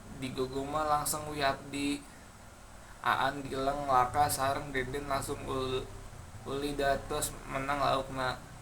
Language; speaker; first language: Sundanese; non-native, local second language; Indonesian